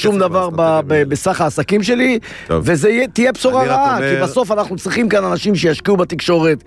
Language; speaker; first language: Hebrew; native; Hebrew